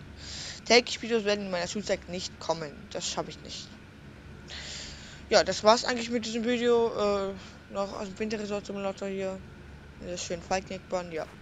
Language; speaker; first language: German; native; German